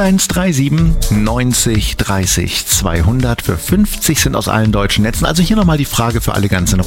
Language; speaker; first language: German; native; German